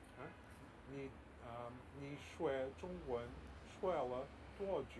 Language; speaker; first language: Chinese; non-native, learner; English